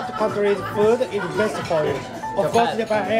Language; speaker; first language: English; non-native, learner; Japanese